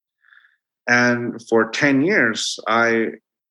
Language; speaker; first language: English; non-native, fluent; Spanish